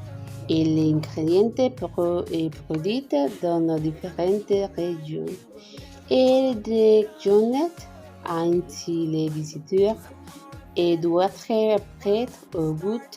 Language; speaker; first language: French; non-native, learner; Spanish